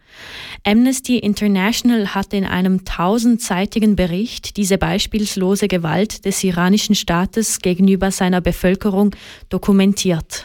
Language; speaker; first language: German; native; German